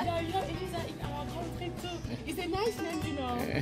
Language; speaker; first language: English; non-native, learner; French